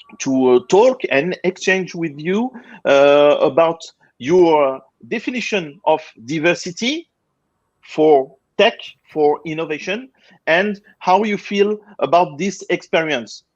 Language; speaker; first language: English; non-native, fluent; French